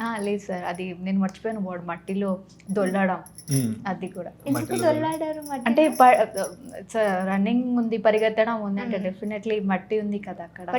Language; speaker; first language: Telugu; non-native, fluent; Odia